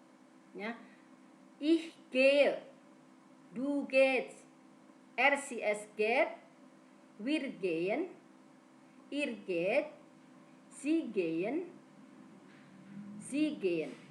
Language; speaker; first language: German; non-native, fluent; Indonesian